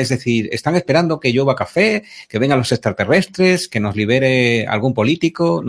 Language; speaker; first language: Spanish; native; Spanish